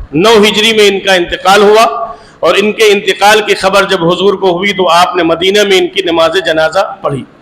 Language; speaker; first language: Urdu; native; Urdu